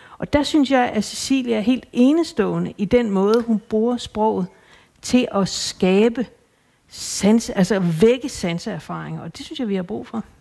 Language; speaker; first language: Danish; native; Danish